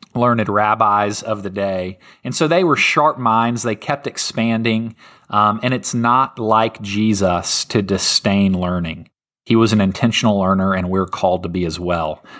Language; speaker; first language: English; native; English